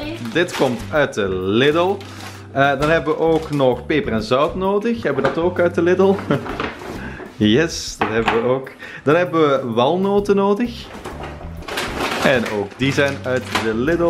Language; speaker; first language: Dutch; native; Dutch